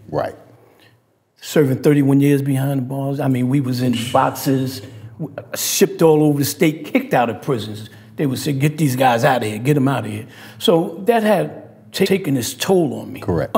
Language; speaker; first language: English; native; English